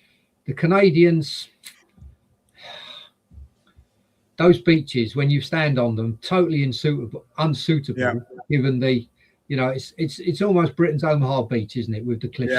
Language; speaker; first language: English; native; English